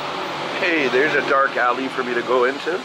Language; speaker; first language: English; native; English